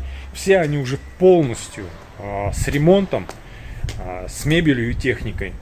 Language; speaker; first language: Russian; native; Russian